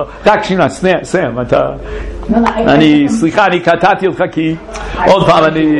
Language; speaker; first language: Hebrew; non-native, fluent; English